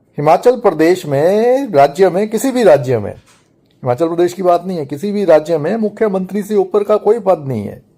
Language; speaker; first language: Hindi; native; Hindi